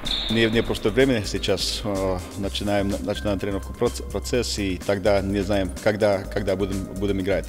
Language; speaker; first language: Russian; non-native, learner; Finnish